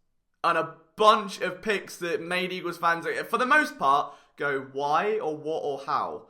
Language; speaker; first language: English; native; English